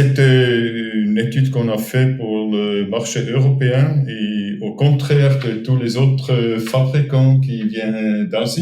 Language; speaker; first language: French; non-native, fluent; German